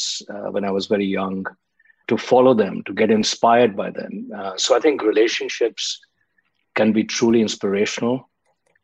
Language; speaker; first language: English; non-native, local second language; Hindi